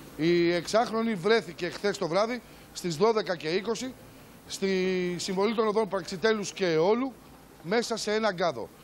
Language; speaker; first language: Greek; native; Greek